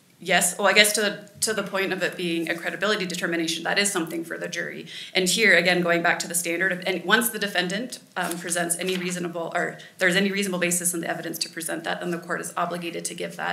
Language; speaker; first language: English; native; English